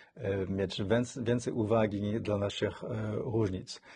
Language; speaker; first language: Polish; non-native, fluent; French